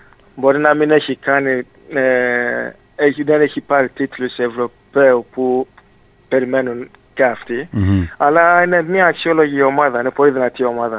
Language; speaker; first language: Greek; non-native, fluent; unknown